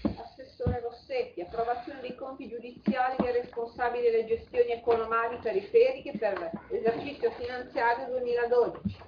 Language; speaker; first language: Italian; native; Italian